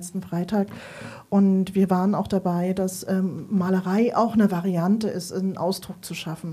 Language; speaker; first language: German; native; German